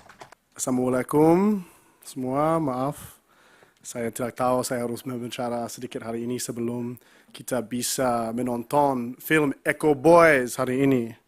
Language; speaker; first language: Indonesian; non-native, learner; English